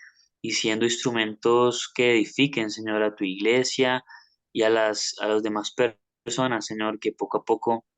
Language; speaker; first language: Spanish; native; Spanish